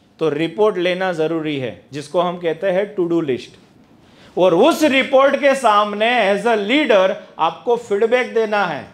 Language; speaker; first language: Hindi; non-native, local second language; Gujarati